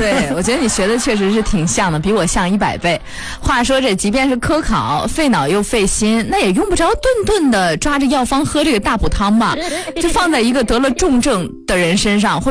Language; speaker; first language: Chinese; native; Chinese